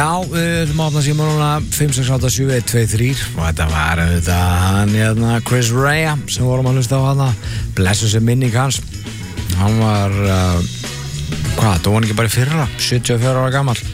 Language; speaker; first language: Icelandic; native; Icelandic